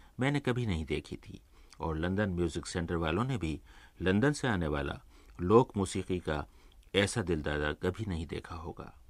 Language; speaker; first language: Urdu; native; Urdu